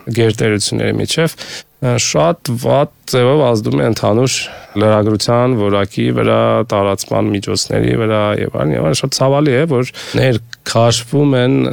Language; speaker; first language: Armenian; native; Armenian